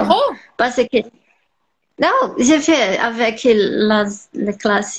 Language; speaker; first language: French; non-native, learner; Portuguese